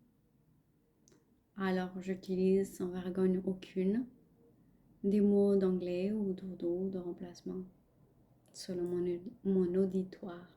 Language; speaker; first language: French; non-native, fluent; Punjabi